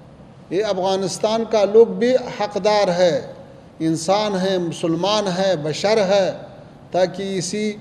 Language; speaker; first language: Hindi; non-native, fluent; Pashto